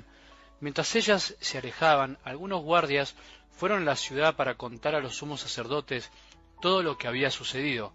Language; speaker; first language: Spanish; native; Spanish